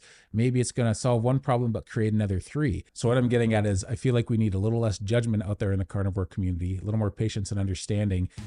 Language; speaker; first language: English; native; English